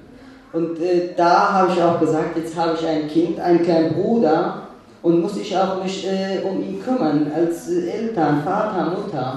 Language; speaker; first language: German; non-native, fluent; Kurdish